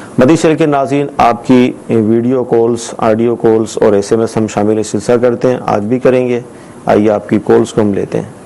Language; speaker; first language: Urdu; native; Urdu